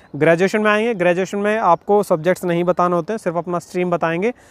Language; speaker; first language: Hindi; native; Hindi